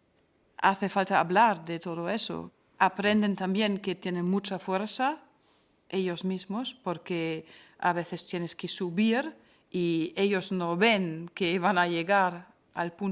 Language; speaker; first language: Spanish; non-native, fluent; German